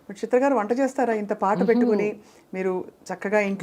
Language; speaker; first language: Telugu; native; Telugu